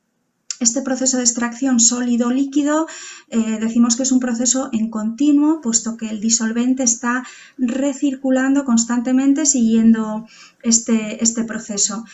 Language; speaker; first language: Spanish; native; Spanish